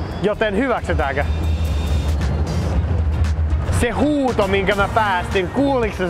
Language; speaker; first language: Finnish; native; Finnish